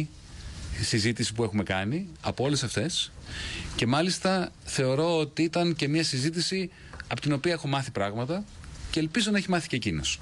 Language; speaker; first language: Greek; native; Greek